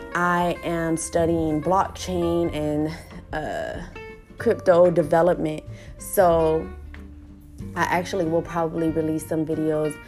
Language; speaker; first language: English; early bilingual, other home language; Spanish